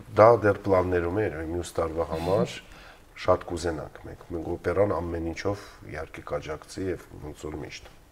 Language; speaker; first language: Armenian; native; Armenian